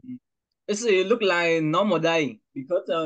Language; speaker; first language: English; non-native, learner; Vietnamese